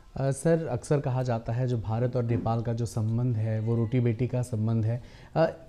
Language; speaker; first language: Hindi; native; Hindi